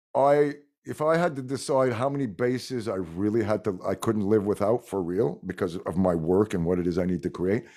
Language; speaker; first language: English; non-native, fluent; French